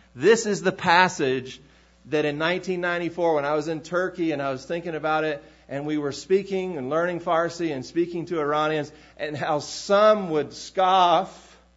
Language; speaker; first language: English; native; English